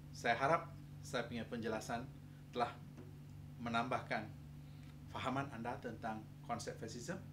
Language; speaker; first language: Malay; non-native, local second language; Tamil